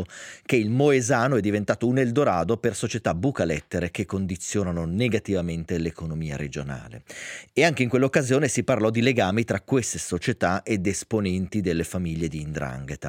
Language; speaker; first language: Italian; native; Italian